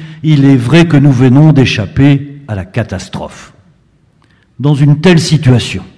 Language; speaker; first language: French; native; French